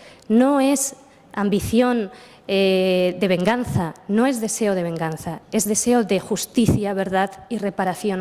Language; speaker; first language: Spanish; native; Spanish